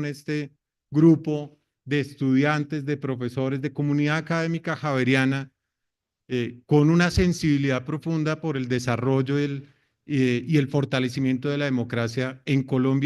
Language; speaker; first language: Spanish; native; Spanish